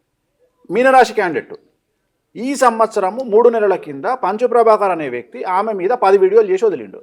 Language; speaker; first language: Telugu; native; Telugu